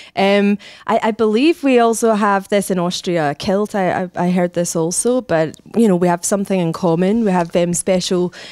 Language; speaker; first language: English; native; English